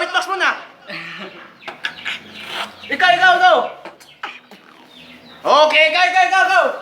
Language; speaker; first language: Filipino; non-native, local second language; Cebuano